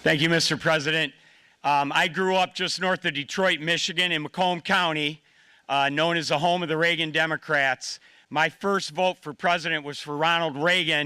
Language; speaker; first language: English; native; English